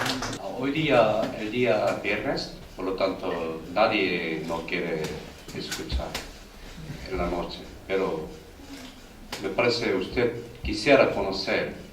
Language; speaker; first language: Spanish; non-native, learner; Korean